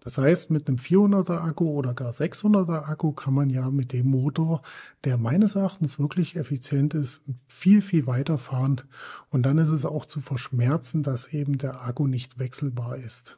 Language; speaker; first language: German; native; German